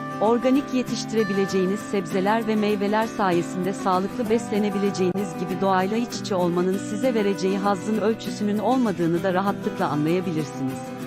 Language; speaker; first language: Turkish; native; Turkish